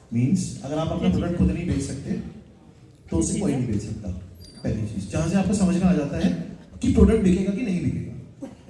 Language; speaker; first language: Hindi; native; Hindi